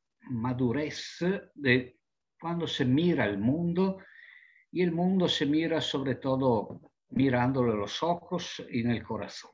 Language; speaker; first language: Spanish; non-native, fluent; Italian